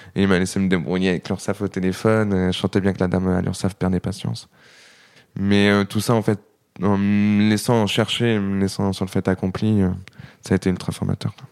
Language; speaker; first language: French; native; French